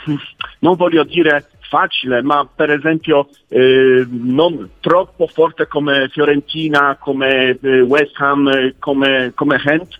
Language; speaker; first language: Italian; non-native, learner; Polish